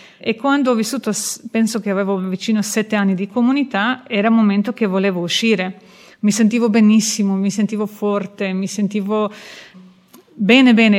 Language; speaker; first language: Italian; non-native, fluent; Croatian